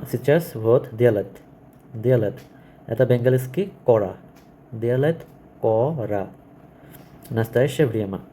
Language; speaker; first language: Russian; non-native, learner; Bangla